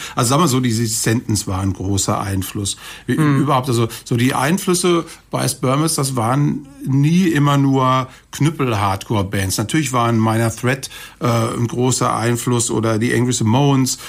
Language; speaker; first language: German; native; German